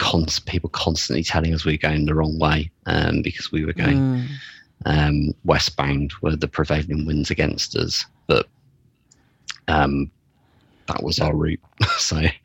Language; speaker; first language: English; native; English